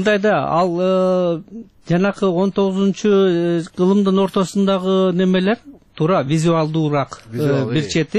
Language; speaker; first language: Kyrgyz; native; Kyrgyz